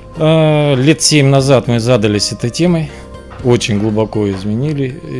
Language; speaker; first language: Russian; native; Russian